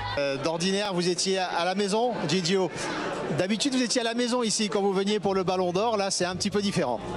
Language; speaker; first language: French; native; French